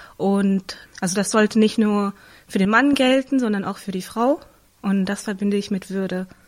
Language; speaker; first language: German; early bilingual, other home language; Tamil